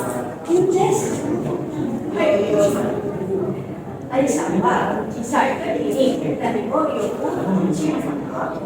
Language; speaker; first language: Japanese; non-native, fluent; Indonesian